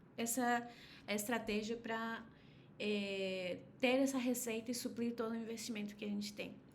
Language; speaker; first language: Portuguese; non-native, fluent; Spanish